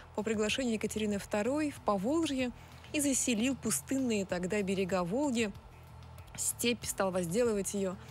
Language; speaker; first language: Russian; native; Russian